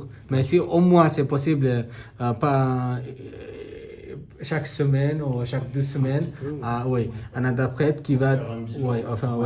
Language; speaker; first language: French; non-native, learner; Bangla